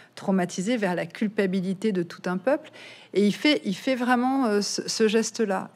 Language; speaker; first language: French; native; French